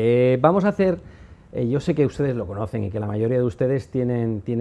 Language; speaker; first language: Spanish; native; Spanish